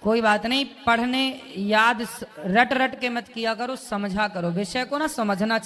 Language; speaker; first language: Hindi; native; Hindi